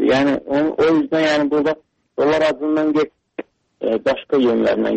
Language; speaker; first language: Turkish; non-native, learner; Azerbaijani